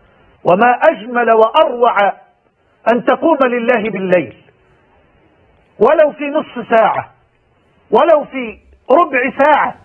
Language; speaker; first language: Arabic; native; Arabic